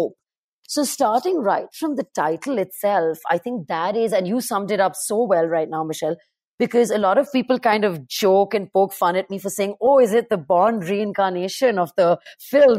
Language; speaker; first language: English; non-native, local second language; Urdu